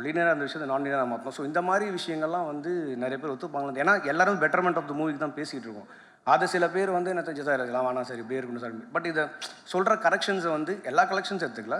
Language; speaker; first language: Tamil; native; Tamil